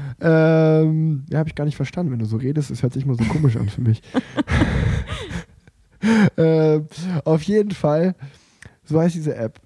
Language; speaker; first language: German; native; German